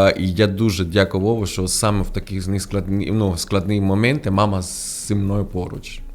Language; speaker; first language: Ukrainian; non-native, fluent; Spanish